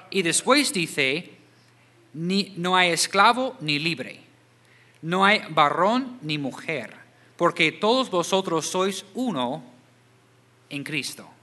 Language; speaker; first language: Spanish; non-native, fluent; English